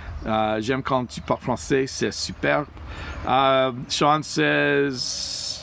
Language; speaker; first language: French; non-native, learner; English